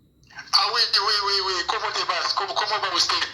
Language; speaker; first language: Spanish; non-native, learner; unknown